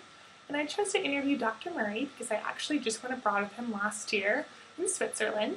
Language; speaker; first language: English; native; English